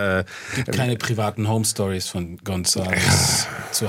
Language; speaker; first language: German; native; German